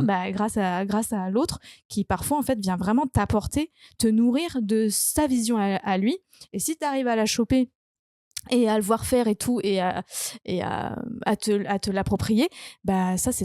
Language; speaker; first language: French; native; French